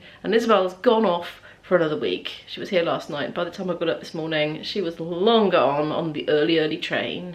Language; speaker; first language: English; native; English